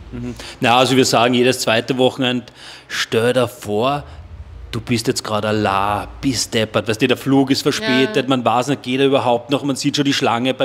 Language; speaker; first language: German; native; German